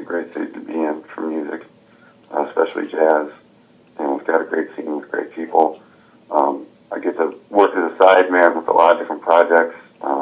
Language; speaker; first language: English; native; English